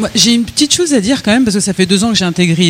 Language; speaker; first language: French; native; French